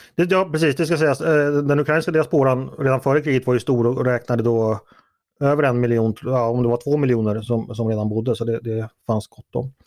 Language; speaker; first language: Swedish; native; Swedish